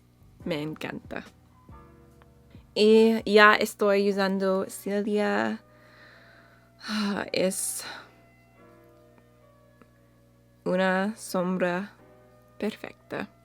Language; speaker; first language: Spanish; non-native, learner; English